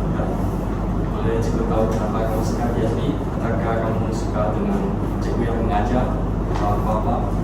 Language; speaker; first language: Malay; non-native, local second language; Chinese